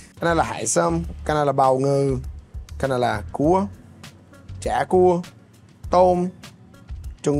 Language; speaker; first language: Vietnamese; non-native, fluent; English